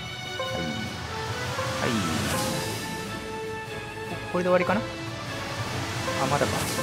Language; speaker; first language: Japanese; native; Japanese